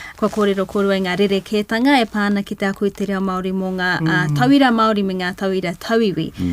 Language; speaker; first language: Māori; non-native, local second language; English